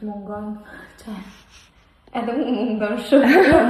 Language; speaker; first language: Albanian; early bilingual, heritage; Albanian